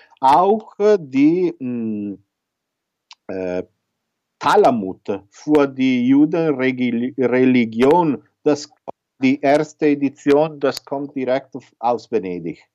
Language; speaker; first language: German; non-native, learner; Italian